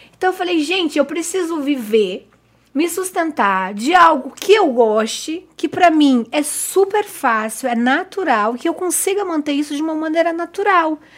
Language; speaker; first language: Portuguese; native; Portuguese